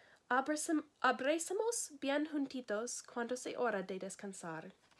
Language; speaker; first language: Spanish; non-native, learner; English